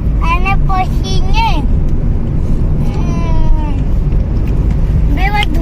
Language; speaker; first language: Gujarati; non-native, local second language; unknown